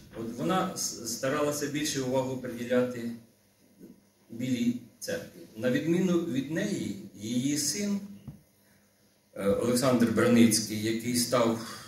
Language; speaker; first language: Ukrainian; native; Ukrainian